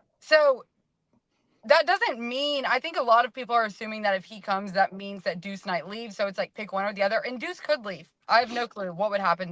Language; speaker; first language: English; native; English